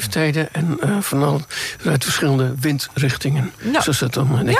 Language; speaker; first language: Dutch; native; Dutch